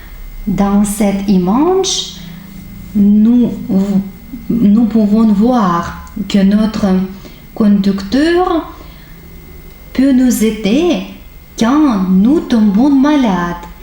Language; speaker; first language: French; non-native, fluent; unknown